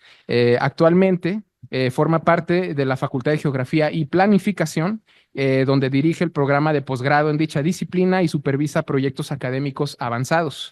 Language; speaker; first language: Spanish; native; Spanish